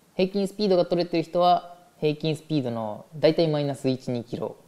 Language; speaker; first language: Japanese; native; Japanese